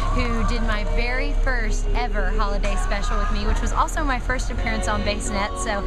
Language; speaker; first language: English; native; English